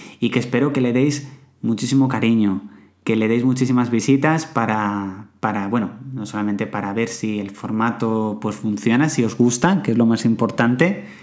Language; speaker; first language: Spanish; native; Spanish